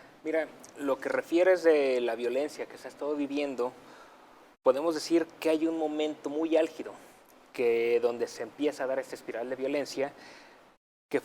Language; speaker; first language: Spanish; native; Spanish